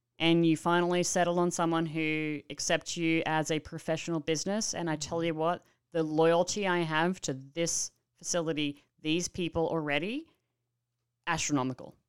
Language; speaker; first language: English; native; English